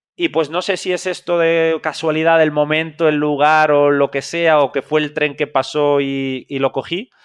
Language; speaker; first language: Spanish; native; Spanish